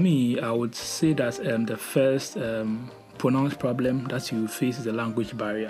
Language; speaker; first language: English; non-native, local second language; Akan